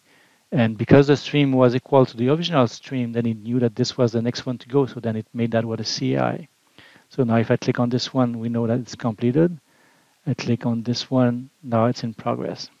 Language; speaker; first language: English; non-native, fluent; French